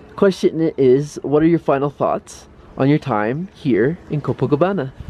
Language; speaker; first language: English; native; English